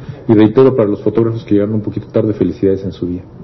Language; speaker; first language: Spanish; native; Spanish